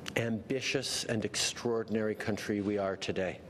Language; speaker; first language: English; native; English